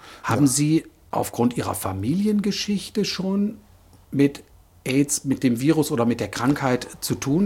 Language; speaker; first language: German; native; German